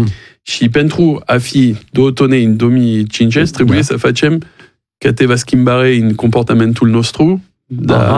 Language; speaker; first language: Romanian; non-native, learner; French